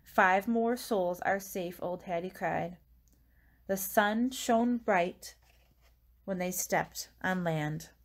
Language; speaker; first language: English; native; English